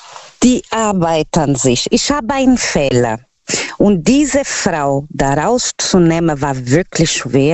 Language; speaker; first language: German; non-native, learner; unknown